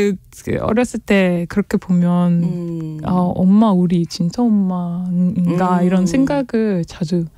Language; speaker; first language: Korean; non-native, learner; French